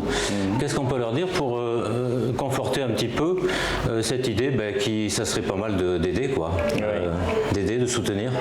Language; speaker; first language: French; native; French